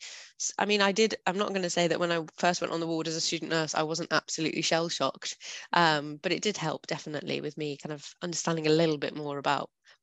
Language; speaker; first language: English; native; English